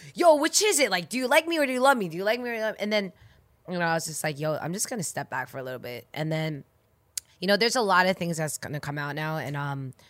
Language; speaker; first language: English; native; English